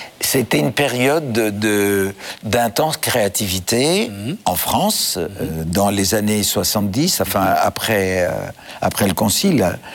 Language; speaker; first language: French; non-native, fluent; Greek